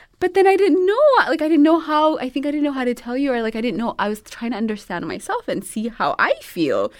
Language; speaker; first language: English; non-native, local second language; Amharic